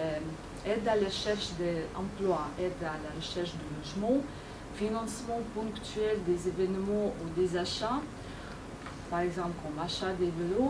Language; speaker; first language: French; non-native, fluent; Ukrainian